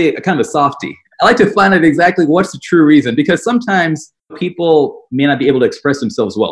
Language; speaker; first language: English; native; English